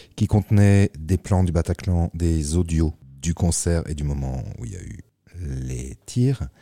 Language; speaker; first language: French; native; French